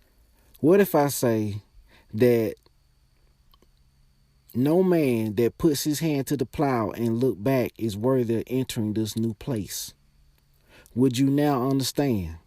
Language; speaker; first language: English; native; English